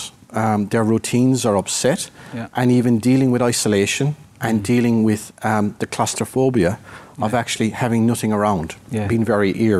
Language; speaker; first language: English; native; English